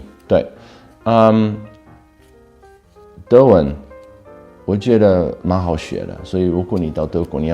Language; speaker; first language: Chinese; non-native, fluent; Dutch